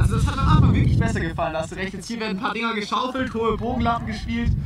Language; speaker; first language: German; native; German